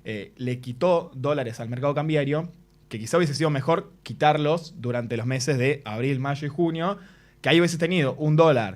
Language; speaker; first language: Spanish; native; Spanish